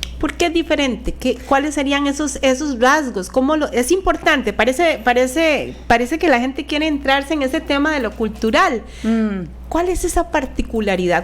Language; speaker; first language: Spanish; native; Spanish